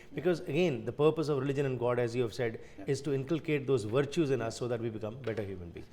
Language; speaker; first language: English; non-native, local second language; Punjabi